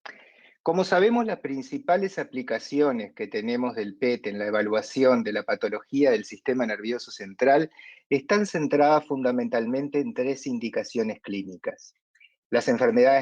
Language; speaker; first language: Spanish; native; Spanish